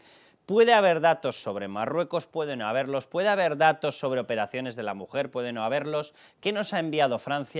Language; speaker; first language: Spanish; native; Spanish